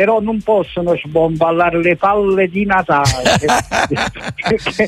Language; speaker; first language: Italian; native; Italian